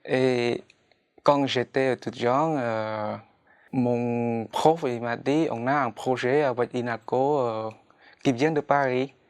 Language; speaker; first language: French; non-native, fluent; Khmer